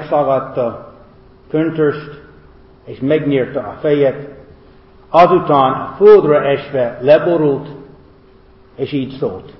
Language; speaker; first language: Hungarian; non-native, fluent; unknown